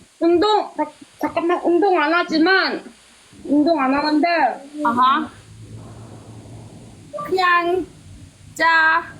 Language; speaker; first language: Korean; non-native, learner; Thai